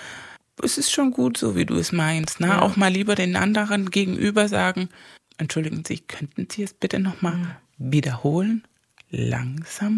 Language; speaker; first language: German; non-native, fluent; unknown